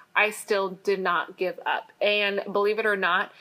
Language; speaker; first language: English; native; English